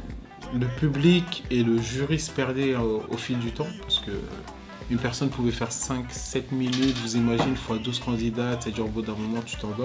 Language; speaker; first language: French; native; French